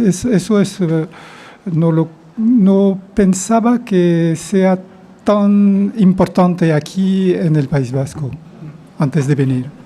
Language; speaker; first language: Spanish; non-native, fluent; French